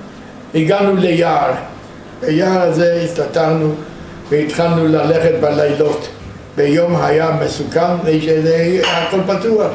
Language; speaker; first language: Hebrew; non-native, fluent; Yiddish